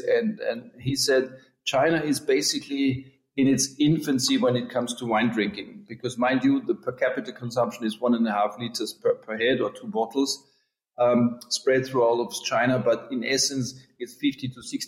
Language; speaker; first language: English; non-native, fluent; German